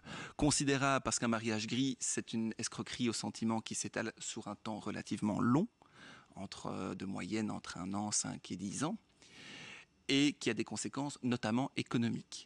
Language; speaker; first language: French; native; French